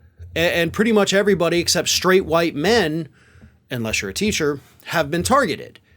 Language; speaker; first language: English; native; English